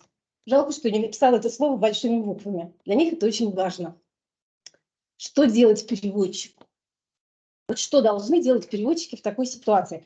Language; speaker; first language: Russian; native; Russian